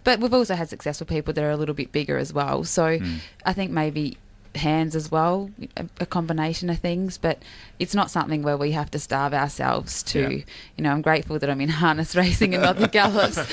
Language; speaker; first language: English; native; English